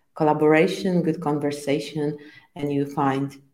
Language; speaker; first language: English; non-native, fluent; Polish